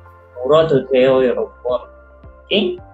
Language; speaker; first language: Korean; non-native, local second language; Indonesian